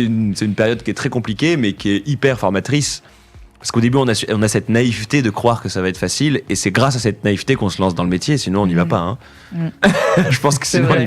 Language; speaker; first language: French; native; French